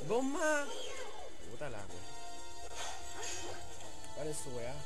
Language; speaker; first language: Spanish; native; Spanish